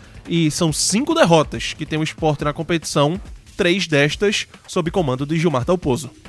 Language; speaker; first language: Portuguese; native; Portuguese